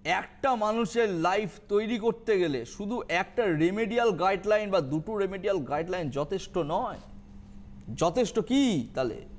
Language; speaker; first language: Bangla; native; Bangla